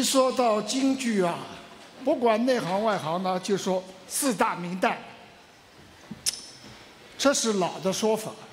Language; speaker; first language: Chinese; native; Chinese